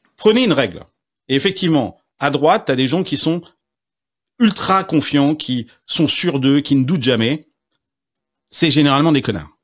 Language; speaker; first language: French; native; French